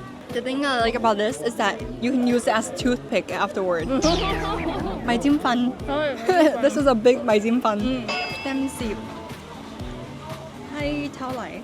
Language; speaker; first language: English; native; English